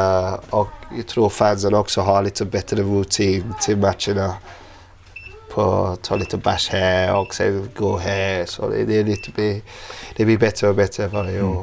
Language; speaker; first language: Swedish; non-native, learner; English